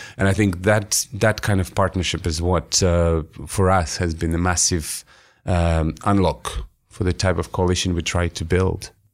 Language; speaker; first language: English; non-native, fluent; Russian